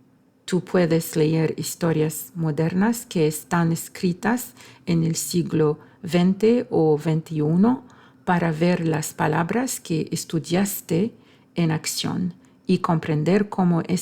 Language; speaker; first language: Spanish; non-native, fluent; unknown